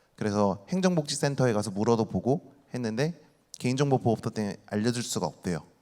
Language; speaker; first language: Korean; native; Korean